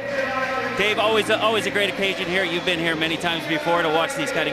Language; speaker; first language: English; native; English